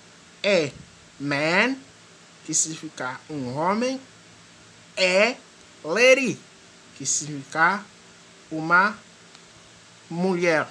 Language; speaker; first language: Portuguese; non-native, fluent; French